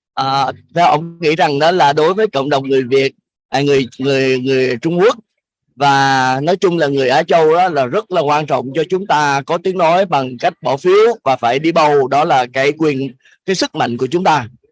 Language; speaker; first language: Vietnamese; native; Vietnamese